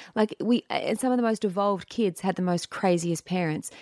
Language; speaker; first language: English; native; English